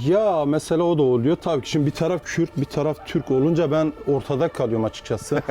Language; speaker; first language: Turkish; early bilingual, other home language; Zaza